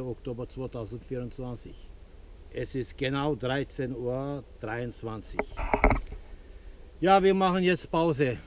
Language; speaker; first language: German; non-native, fluent; Turkish